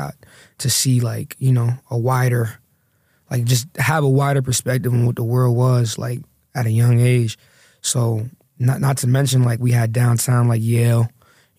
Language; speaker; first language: English; native; English